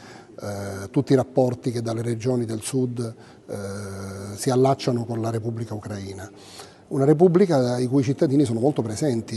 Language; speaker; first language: Italian; native; Italian